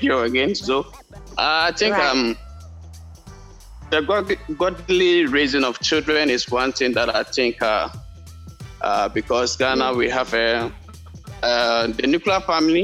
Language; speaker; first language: English; non-native, local second language; Akan